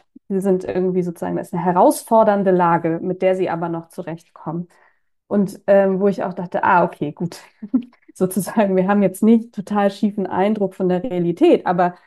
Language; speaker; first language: German; native; German